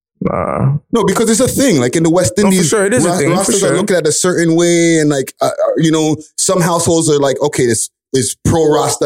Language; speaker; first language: English; native; English